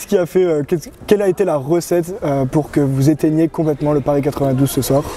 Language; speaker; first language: French; native; French